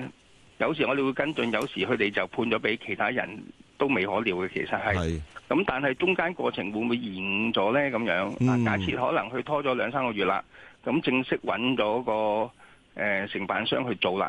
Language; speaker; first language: Cantonese; native; Cantonese